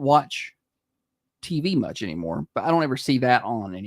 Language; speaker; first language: English; native; English